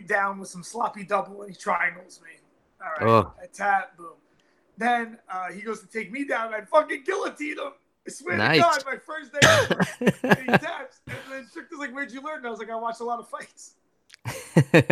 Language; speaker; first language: English; native; English